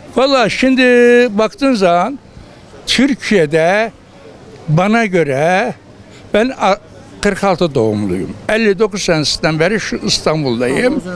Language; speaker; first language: Turkish; native; Turkish